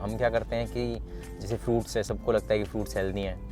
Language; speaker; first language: Hindi; native; Hindi